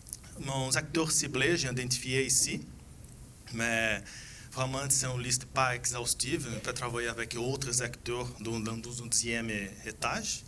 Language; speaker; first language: French; non-native, fluent; Portuguese